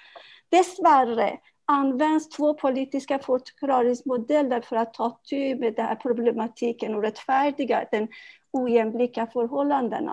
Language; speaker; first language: Swedish; non-native, fluent; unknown